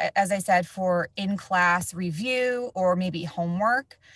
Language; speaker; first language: English; native; English